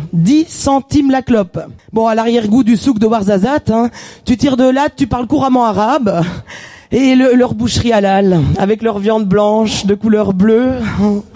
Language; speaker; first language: French; native; French